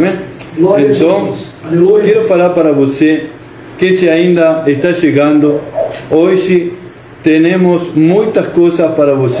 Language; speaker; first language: Portuguese; non-native, fluent; Spanish